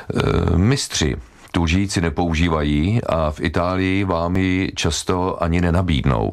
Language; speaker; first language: Czech; native; Czech